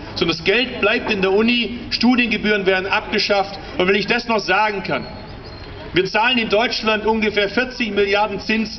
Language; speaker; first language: German; early bilingual, other home language; Turkish